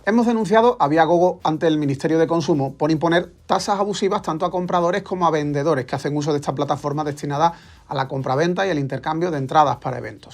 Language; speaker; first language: Spanish; native; Spanish